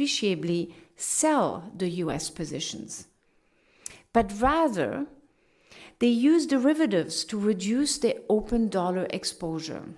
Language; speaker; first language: English; non-native, fluent; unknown